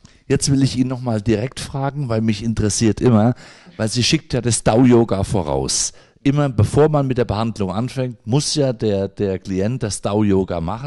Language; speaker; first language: German; native; German